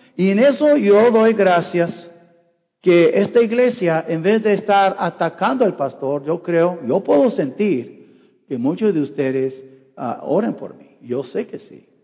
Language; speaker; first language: Spanish; non-native, fluent; English